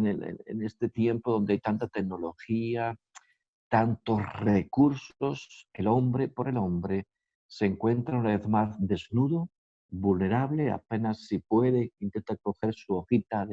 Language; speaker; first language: Spanish; native; Spanish